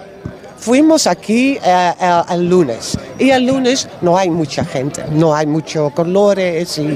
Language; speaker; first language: Spanish; non-native, learner; English